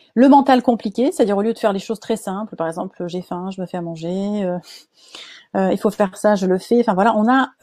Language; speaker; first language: French; native; French